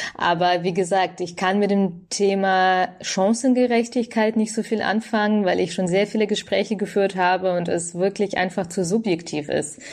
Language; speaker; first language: German; early bilingual, other home language; Russian